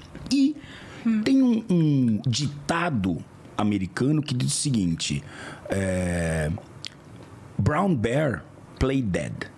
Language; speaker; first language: Portuguese; native; Portuguese